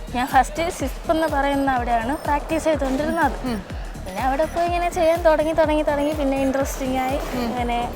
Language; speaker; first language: Malayalam; native; Malayalam